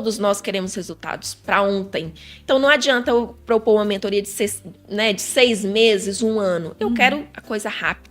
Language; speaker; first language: Portuguese; native; Portuguese